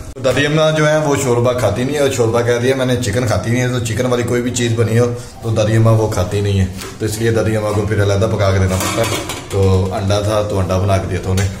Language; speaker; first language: Urdu; non-native, local second language; Punjabi